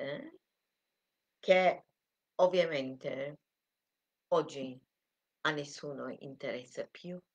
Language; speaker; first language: Italian; non-native, fluent; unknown